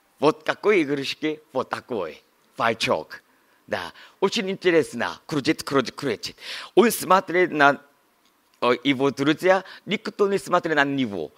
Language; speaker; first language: Russian; non-native, learner; Korean